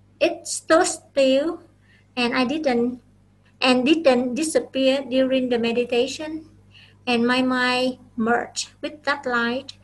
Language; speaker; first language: English; non-native, fluent; Vietnamese